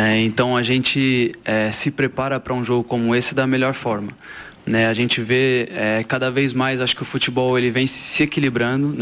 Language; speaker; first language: Portuguese; native; Portuguese